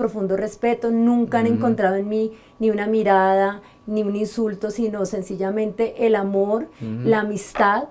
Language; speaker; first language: Spanish; native; Spanish